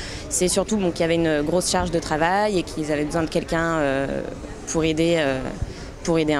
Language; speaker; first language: French; native; French